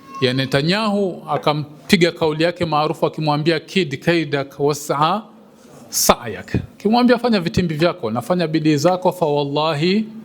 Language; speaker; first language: Swahili; native; Swahili